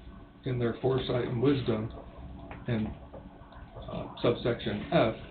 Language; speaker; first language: English; native; English